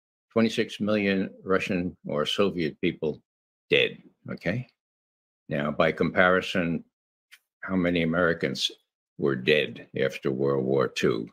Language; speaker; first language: English; native; English